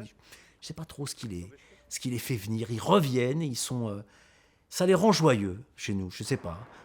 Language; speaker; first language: French; native; French